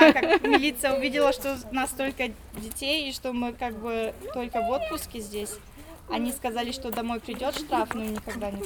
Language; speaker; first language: Russian; early bilingual, heritage; Russian